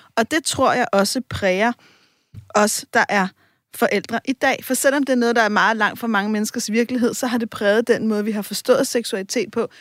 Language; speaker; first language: Danish; native; Danish